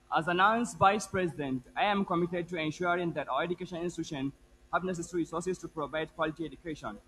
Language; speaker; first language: English; non-native, local second language; Hausa